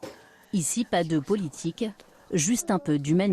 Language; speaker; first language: French; native; French